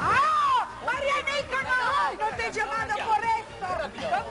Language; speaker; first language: Spanish; native; Spanish